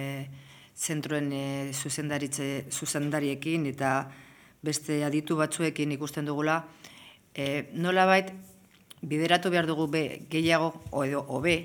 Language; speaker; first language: Basque; non-native, local second language; Spanish